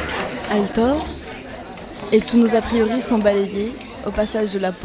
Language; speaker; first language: French; native; French